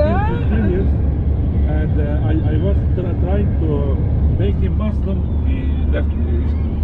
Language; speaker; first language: English; non-native, learner; Turkish